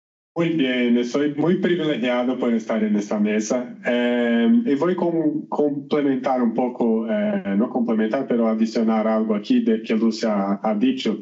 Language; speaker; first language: Spanish; non-native, learner; Portuguese